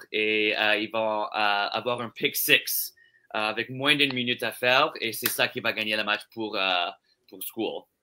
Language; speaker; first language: French; non-native, local second language; English